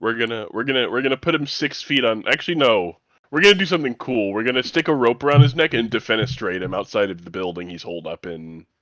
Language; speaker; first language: English; native; English